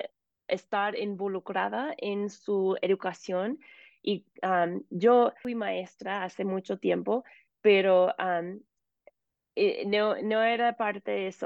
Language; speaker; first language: Spanish; non-native, fluent; English